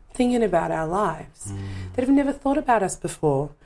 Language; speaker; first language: English; native; English